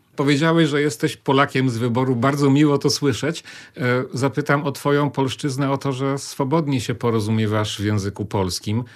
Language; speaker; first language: Polish; native; Polish